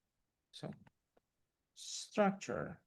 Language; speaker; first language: English; non-native, fluent; Indonesian